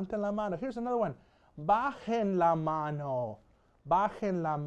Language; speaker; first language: Spanish; non-native, fluent; English